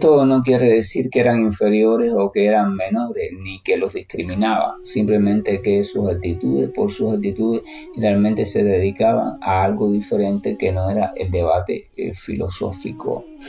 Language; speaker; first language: Spanish; native; Spanish